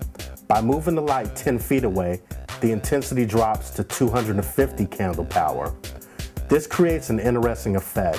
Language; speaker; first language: English; native; English